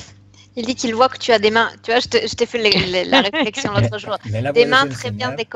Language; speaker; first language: French; native; French